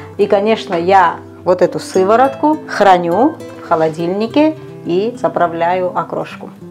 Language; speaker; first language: Russian; non-native, local second language; Georgian